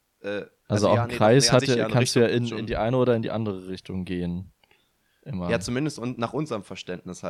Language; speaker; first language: German; native; German